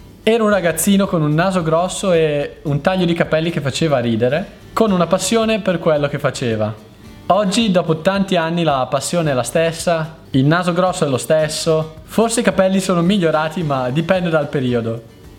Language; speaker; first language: Italian; native; Italian